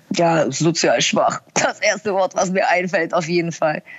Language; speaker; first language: German; early bilingual, other home language; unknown